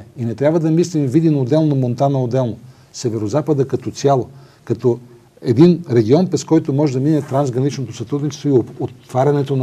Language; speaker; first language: Bulgarian; native; Bulgarian